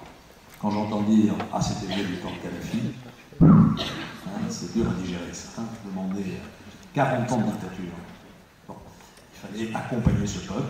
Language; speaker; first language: French; native; French